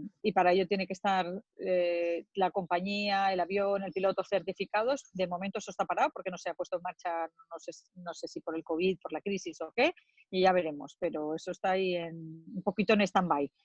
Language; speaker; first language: Spanish; native; Spanish